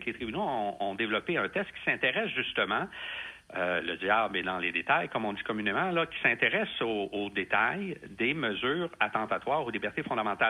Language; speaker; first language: French; native; French